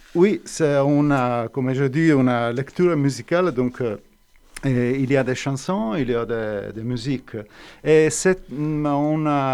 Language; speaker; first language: French; non-native, fluent; Italian